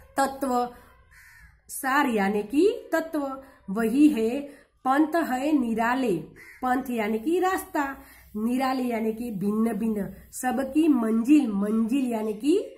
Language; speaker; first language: Hindi; non-native, local second language; Gujarati